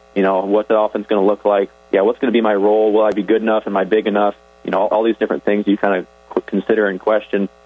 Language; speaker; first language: English; native; English